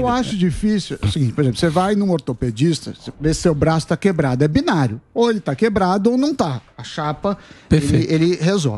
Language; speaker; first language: Portuguese; native; Portuguese